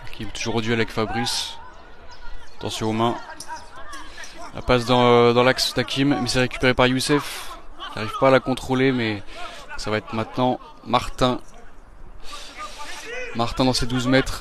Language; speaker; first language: French; native; French